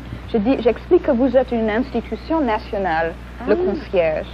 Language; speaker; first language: French; non-native, fluent; English